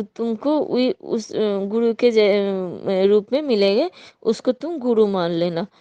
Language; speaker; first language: Hindi; non-native, local second language; Bangla